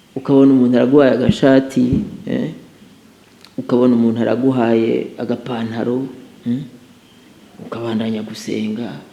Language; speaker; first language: Rundi; native; Rundi